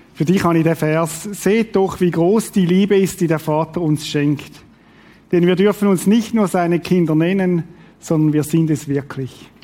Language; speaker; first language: German; native; German